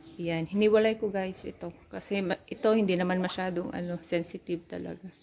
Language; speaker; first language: Filipino; non-native, local second language; Cebuano